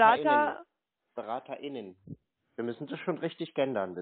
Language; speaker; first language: German; native; German